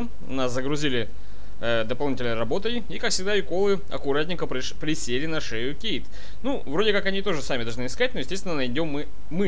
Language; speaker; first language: Russian; native; Russian